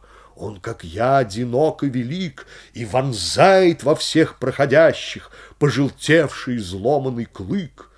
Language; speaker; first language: Russian; native; Russian